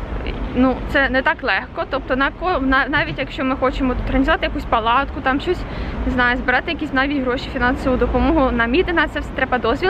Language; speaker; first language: Ukrainian; native; Ukrainian